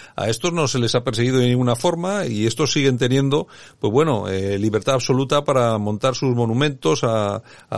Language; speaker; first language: Spanish; native; Spanish